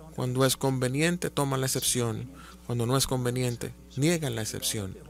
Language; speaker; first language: Spanish; non-native, fluent; Malayalam